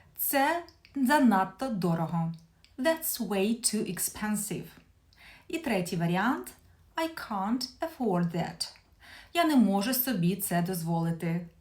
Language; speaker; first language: Ukrainian; native; Ukrainian